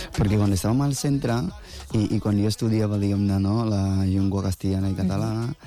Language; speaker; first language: Catalan; non-native, fluent; Akan